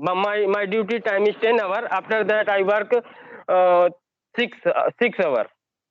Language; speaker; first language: English; non-native, learner; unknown